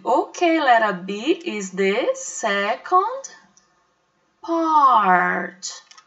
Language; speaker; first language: English; non-native, fluent; Portuguese